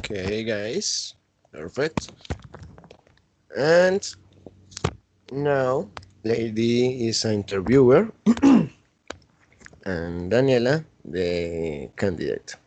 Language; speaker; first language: English; non-native, learner; Spanish